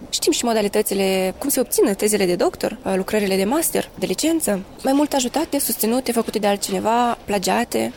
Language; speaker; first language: Romanian; native; Romanian